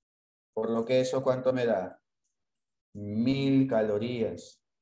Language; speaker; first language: Spanish; native; Spanish